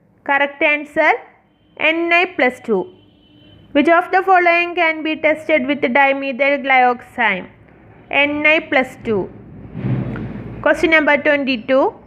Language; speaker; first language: English; non-native, local second language; Malayalam